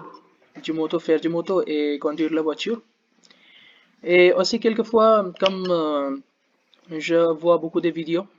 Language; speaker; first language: French; non-native, learner; Hindi